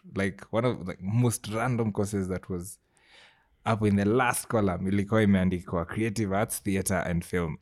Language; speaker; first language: English; non-native, local second language; Gusii